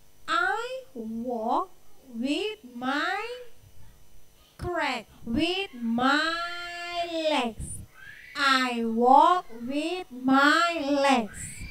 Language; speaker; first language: English; non-native, fluent; Indonesian